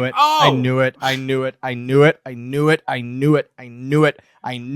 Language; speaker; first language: English; native; English